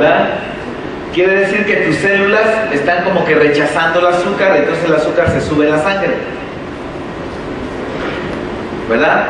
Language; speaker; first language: Spanish; native; Spanish